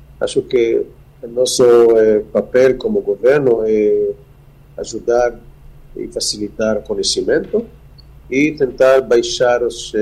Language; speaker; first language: Portuguese; non-native, fluent; Hebrew